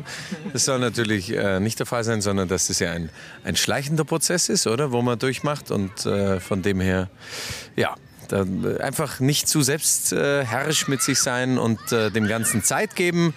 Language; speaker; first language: German; native; German